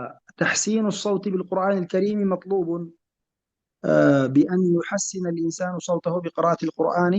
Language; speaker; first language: Arabic; native; Arabic